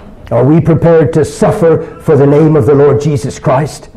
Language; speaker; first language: English; early bilingual, other home language; Chinese